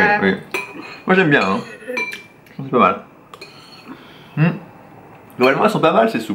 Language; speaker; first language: French; native; French